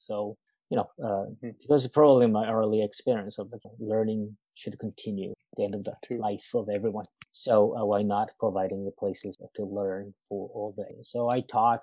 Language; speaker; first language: English; non-native, fluent; Japanese